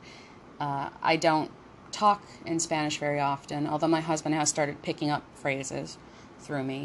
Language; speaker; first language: English; native; English